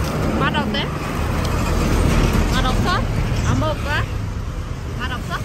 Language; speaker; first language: Korean; non-native, learner; Khmer